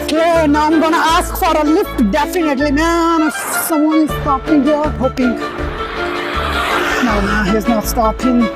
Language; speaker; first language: English; non-native, learner; Hindi